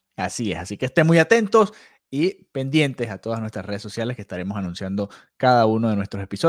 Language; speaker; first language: Spanish; native; Spanish